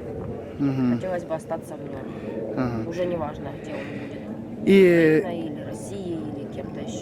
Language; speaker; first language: Russian; native; Russian